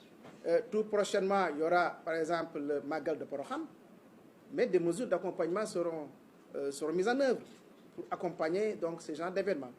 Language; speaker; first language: French; non-native, local second language; Wolof